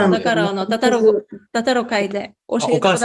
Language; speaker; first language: Japanese; non-native, fluent; Tatar